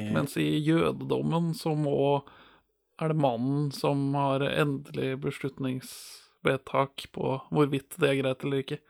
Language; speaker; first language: Norwegian; native; Norwegian